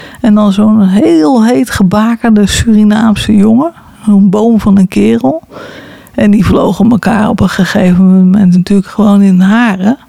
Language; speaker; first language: Dutch; native; Dutch